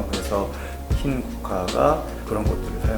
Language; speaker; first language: Korean; native; Korean